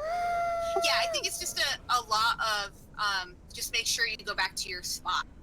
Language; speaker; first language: English; native; English